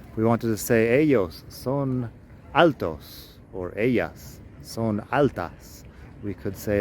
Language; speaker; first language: Spanish; non-native, fluent; English